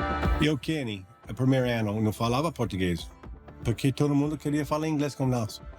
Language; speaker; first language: Portuguese; non-native, learner; English